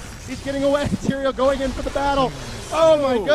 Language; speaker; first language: English; native; English